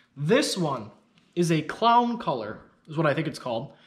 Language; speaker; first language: English; native; English